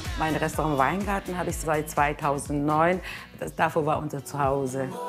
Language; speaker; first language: German; non-native, fluent; Kurdish